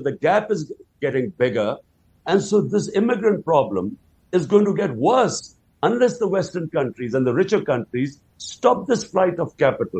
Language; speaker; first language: English; non-native, local second language; Urdu